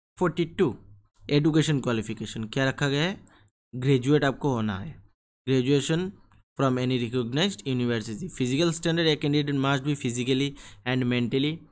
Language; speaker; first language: Hindi; non-native, local second language; Bangla